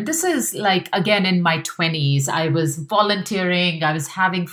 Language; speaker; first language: English; non-native, local second language; Hindi